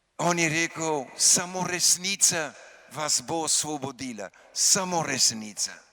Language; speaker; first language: Slovenian; early bilingual, heritage; Slovenian